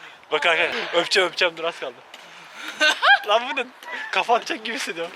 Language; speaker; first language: Turkish; native; Turkish